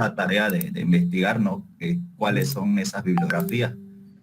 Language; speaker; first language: Spanish; native; Spanish